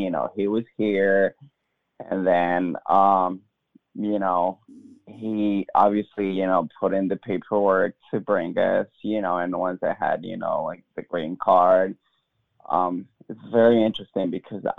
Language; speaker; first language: English; non-native, fluent; Spanish